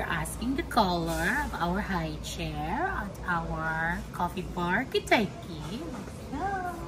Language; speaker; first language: English; non-native, local second language; Filipino